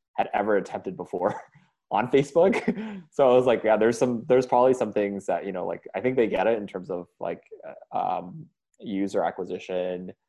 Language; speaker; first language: English; early bilingual, other home language; Indonesian